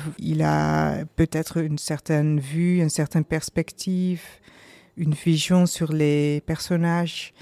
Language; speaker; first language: French; non-native, learner; Dutch